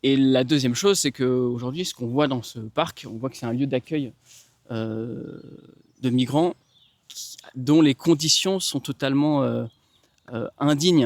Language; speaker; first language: French; native; French